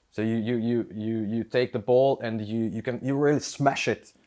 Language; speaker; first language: English; non-native, fluent; Hungarian